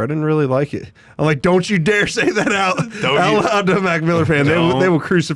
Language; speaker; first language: English; native; English